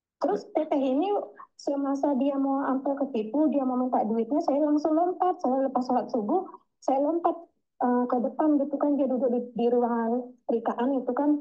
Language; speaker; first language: Indonesian; native; Indonesian